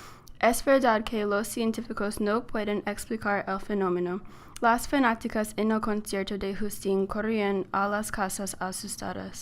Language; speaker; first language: Spanish; non-native, learner; English